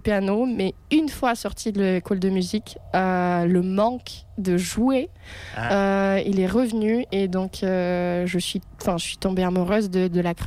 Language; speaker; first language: French; non-native, fluent; Russian